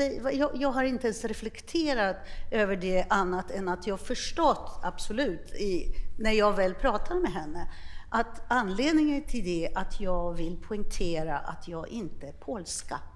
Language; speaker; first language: Swedish; non-native, fluent; Polish